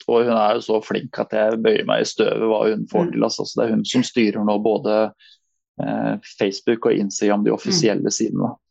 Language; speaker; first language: Norwegian; native; Norwegian